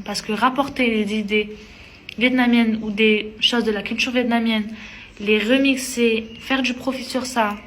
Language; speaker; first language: French; early bilingual, other home language; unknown